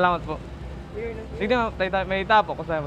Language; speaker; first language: Filipino; non-native, local second language; Bikol